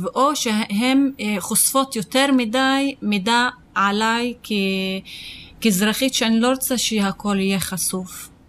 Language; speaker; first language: Hebrew; non-native, local second language; Arabic